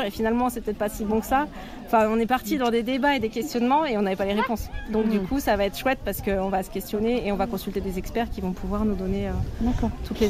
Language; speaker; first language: French; native; French